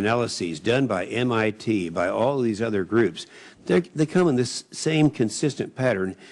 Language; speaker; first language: English; native; English